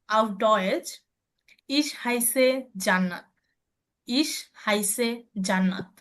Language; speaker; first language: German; non-native, learner; Bangla